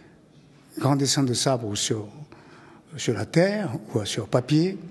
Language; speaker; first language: French; non-native, fluent; Japanese